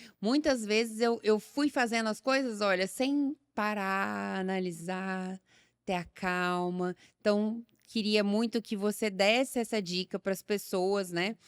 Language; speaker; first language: Portuguese; native; Portuguese